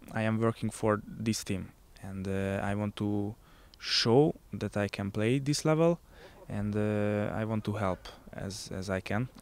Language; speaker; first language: English; non-native, fluent; Hungarian